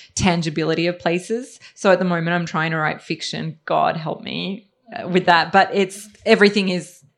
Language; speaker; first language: English; early bilingual, other home language; Serbian